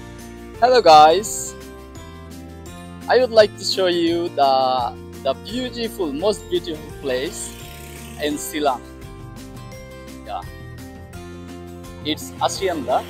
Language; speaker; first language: English; non-native, learner; Bangla